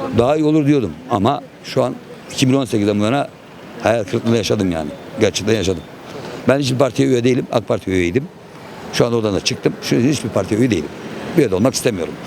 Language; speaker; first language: Turkish; native; Turkish